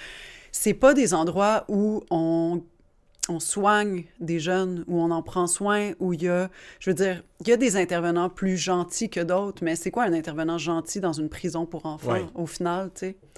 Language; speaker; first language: French; native; French